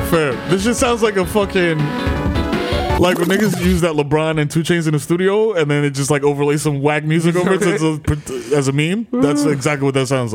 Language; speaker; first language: English; early bilingual, other home language; Spanish